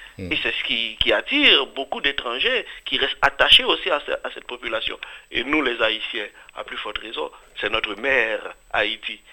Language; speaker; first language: French; non-native, local second language; Haitian Creole